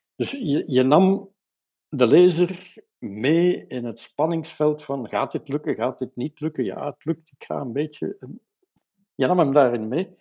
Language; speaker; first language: Dutch; native; Dutch